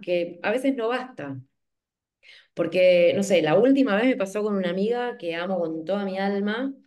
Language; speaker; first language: Spanish; native; Spanish